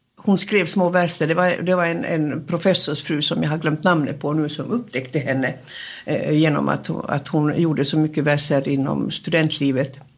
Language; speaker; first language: Swedish; native; Swedish